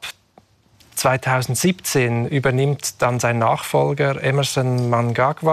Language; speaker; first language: German; native; German